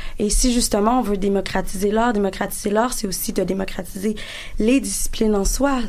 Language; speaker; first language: French; native; French